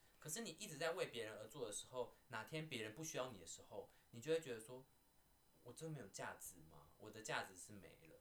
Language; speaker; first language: Chinese; native; Chinese